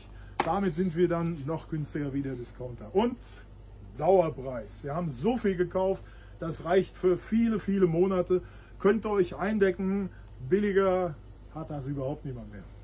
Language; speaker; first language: German; native; German